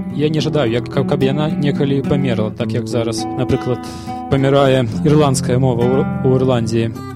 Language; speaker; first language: Belarusian; non-native, local second language; Russian